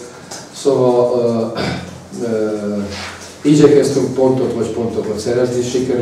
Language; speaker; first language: Hungarian; non-native, fluent; Serbian